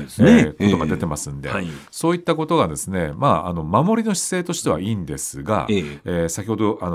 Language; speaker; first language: Japanese; native; Japanese